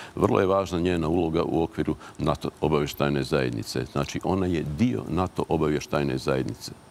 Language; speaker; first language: Croatian; native; Croatian